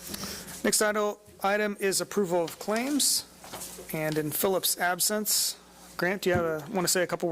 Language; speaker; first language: English; native; English